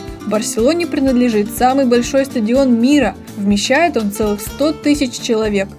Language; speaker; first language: Russian; native; Russian